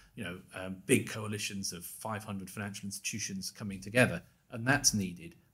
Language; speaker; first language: English; native; English